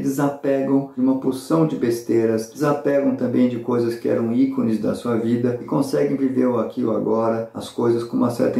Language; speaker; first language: Portuguese; native; Portuguese